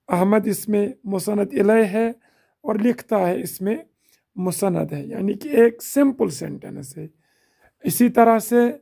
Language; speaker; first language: Urdu; non-native, local second language; Kashmiri